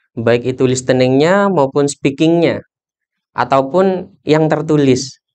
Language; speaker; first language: Indonesian; non-native, local second language; Madurese